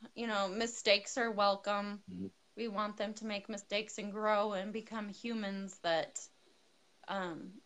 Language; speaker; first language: English; native; English